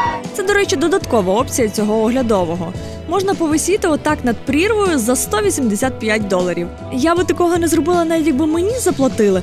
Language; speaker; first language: Ukrainian; native; Ukrainian